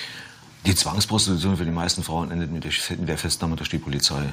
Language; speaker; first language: German; native; German